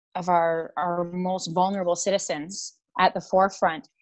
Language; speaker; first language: English; native; English